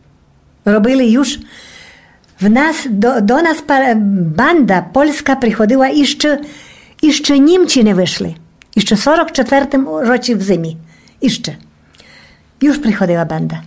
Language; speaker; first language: Polish; non-native, local second language; Rusyn